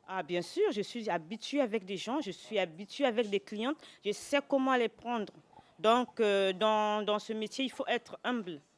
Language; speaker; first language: French; non-native, local second language; Lingala